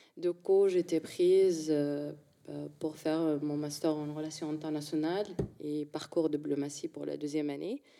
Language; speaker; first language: French; non-native, fluent; Arabic